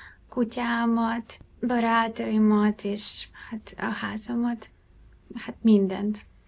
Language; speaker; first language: Hungarian; non-native, fluent; Ukrainian